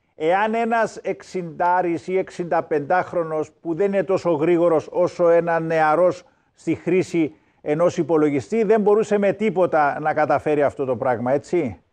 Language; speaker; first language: Greek; native; Greek